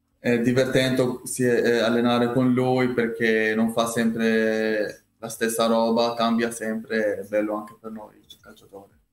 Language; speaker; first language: Italian; non-native, learner; Albanian